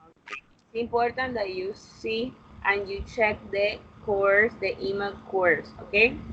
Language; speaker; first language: English; non-native, fluent; Spanish